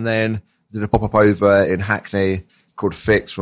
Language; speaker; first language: English; native; English